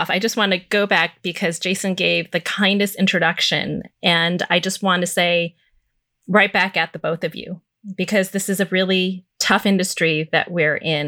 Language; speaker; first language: English; native; English